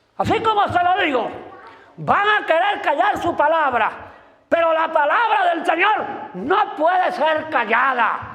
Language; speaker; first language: Spanish; native; Spanish